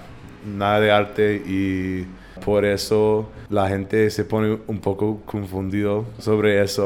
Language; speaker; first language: Spanish; non-native, fluent; English